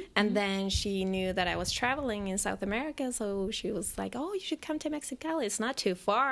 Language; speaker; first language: English; non-native, fluent; Finnish